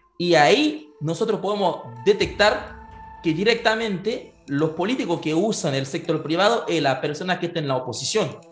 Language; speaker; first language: Spanish; non-native, fluent; Haitian Creole